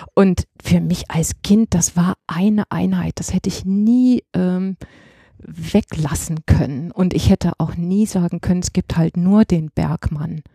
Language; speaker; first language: German; native; German